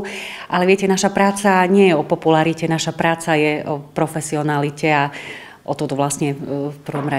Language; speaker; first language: Slovak; native; Slovak